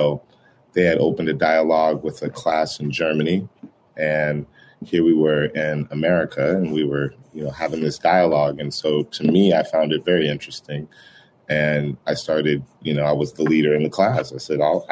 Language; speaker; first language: English; native; English